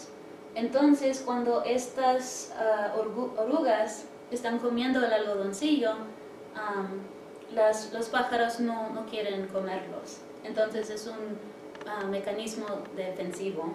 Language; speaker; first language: Spanish; early bilingual, heritage; English